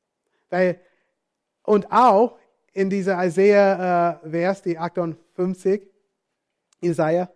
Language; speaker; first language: German; non-native, fluent; English